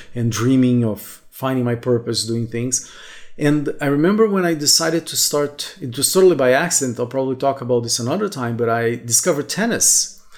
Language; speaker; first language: English; non-native, fluent; Portuguese